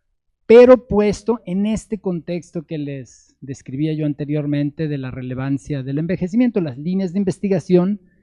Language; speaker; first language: Spanish; native; Spanish